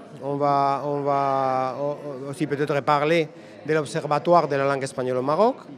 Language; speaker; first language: French; non-native, fluent; Spanish